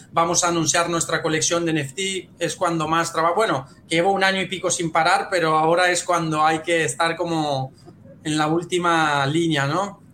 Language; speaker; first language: Spanish; non-native, fluent; Romanian